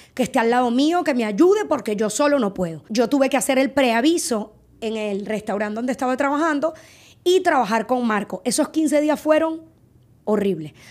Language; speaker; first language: Spanish; native; Spanish